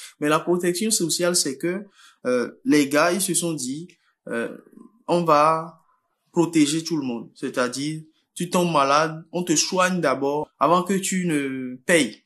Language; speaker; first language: French; non-native, local second language; Fon